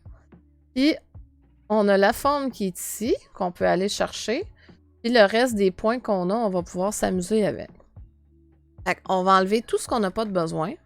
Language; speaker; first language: French; native; French